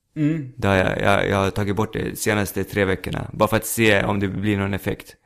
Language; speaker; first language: Swedish; native; Swedish